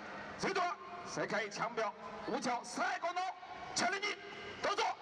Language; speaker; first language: Japanese; non-native, learner; Chinese